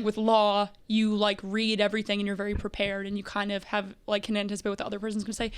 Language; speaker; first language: English; native; English